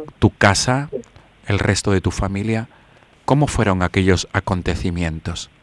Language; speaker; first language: Spanish; native; Spanish